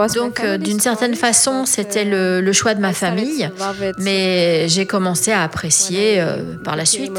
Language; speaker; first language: French; non-native, fluent; Ukrainian